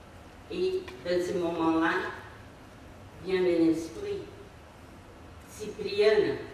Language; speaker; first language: French; non-native, fluent; Portuguese